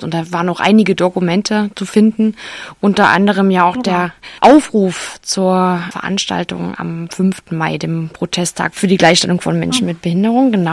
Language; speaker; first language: German; native; German